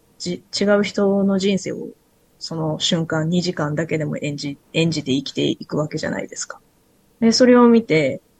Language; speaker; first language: Japanese; native; Japanese